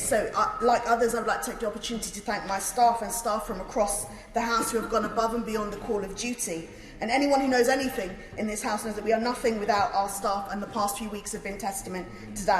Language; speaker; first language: English; native; English